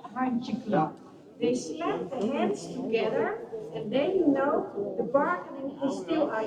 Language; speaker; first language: English; non-native, fluent; Dutch